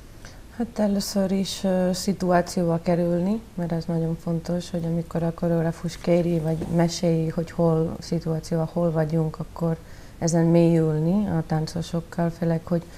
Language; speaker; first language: Hungarian; non-native, learner; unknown